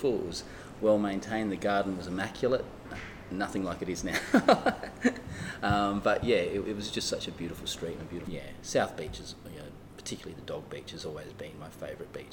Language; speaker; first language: English; native; English